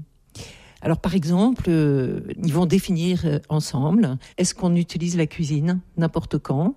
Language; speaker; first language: French; native; French